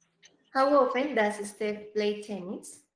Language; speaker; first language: English; non-native, fluent; Spanish